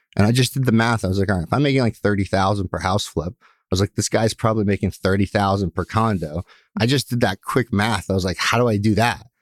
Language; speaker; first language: English; early bilingual, other home language; Russian